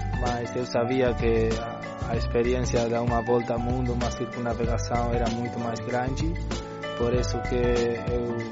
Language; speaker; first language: Portuguese; non-native, learner; Spanish